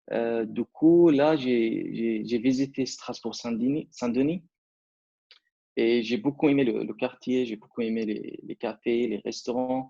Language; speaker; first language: French; non-native, fluent; Arabic